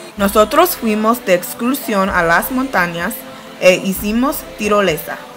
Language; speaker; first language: Spanish; non-native, learner; English